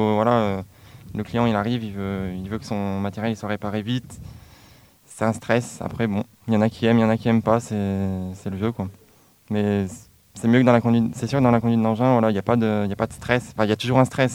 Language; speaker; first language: French; native; French